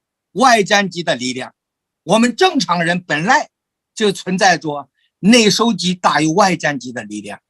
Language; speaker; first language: Chinese; native; Chinese